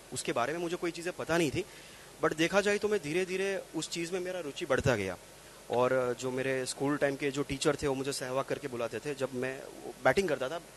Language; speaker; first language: Hindi; non-native, local second language; Gujarati